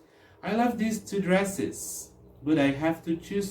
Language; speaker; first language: English; non-native, fluent; Indonesian